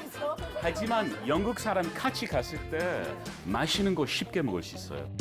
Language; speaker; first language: Korean; non-native, fluent; English